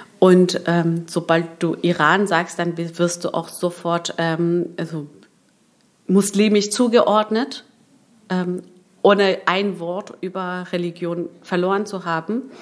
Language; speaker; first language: German; early bilingual, other home language; Persian